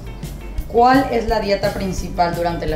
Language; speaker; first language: Spanish; native; Spanish